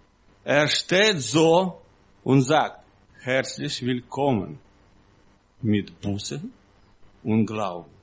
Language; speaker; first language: German; non-native, learner; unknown